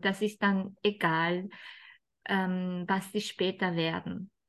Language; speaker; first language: German; non-native, fluent; Japanese